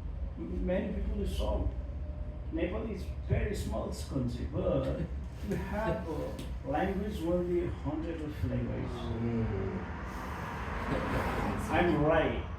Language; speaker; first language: English; non-native, learner; Nepali